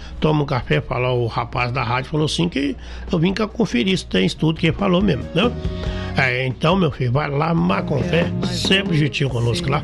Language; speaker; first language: Portuguese; native; Portuguese